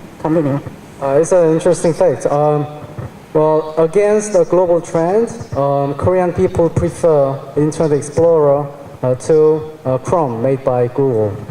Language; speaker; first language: English; non-native, fluent; Korean